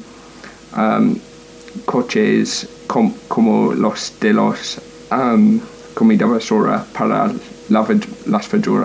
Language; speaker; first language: Spanish; non-native, learner; English